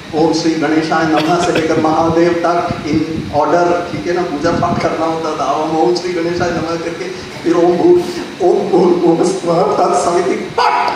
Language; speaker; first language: Hindi; non-native, local second language; Tamil